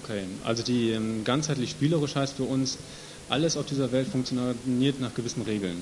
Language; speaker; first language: German; native; German